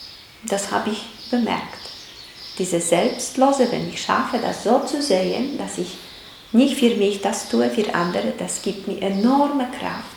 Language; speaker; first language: German; non-native, fluent; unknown